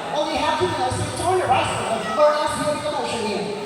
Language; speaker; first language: English; non-native, local second language; Cebuano